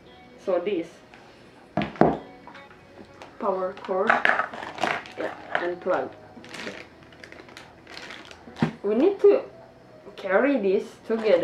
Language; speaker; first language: English; non-native, learner; Indonesian